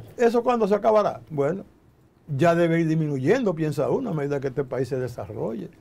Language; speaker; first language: Spanish; native; Spanish